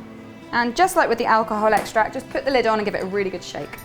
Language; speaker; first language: English; native; English